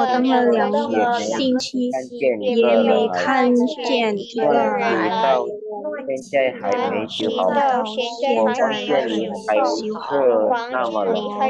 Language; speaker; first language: Chinese; non-native, learner; Indonesian